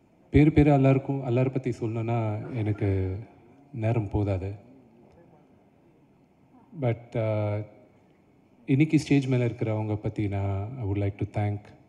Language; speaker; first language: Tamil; non-native, local second language; Telugu